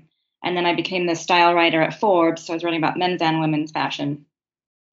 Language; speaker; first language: English; native; English